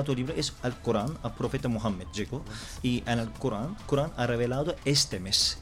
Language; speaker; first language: Spanish; non-native, learner; Turkish